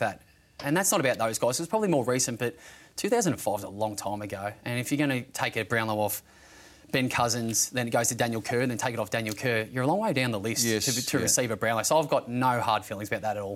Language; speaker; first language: English; native; English